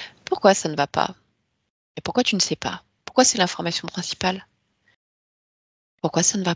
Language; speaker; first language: French; native; French